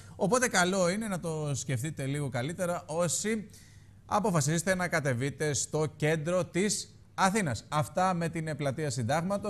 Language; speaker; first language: Greek; native; Greek